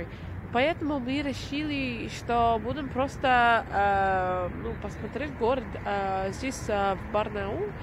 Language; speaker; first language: Russian; non-native, fluent; English